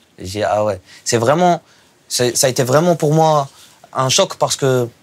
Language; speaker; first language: French; non-native, local second language; Arabic